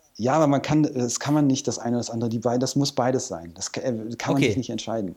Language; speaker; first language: German; native; German